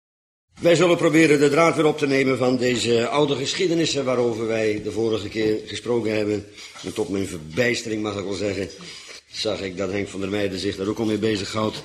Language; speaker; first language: Dutch; native; Dutch